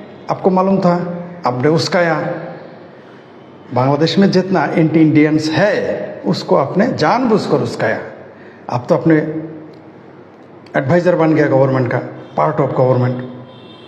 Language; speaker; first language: Hindi; non-native, fluent; Bangla